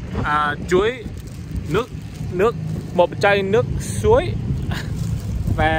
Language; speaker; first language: Vietnamese; non-native, learner; English